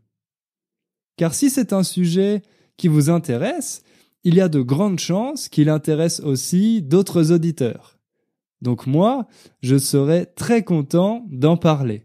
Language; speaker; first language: French; native; French